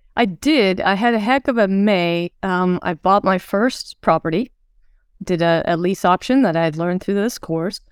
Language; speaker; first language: English; early bilingual, other home language; Swedish